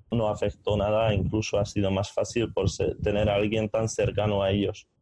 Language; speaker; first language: Spanish; non-native, fluent; Hungarian